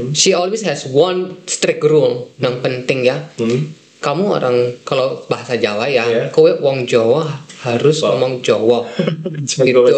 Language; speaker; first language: Indonesian; non-native, fluent; Dutch